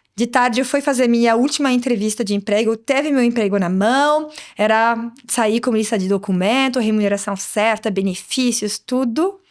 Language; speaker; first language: Portuguese; non-native, fluent; Arabic